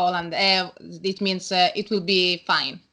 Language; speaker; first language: English; non-native, learner; Italian